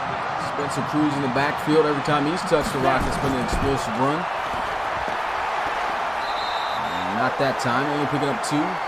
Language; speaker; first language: English; native; English